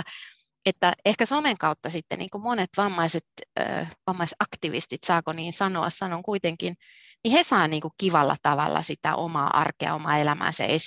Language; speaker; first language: Finnish; native; Finnish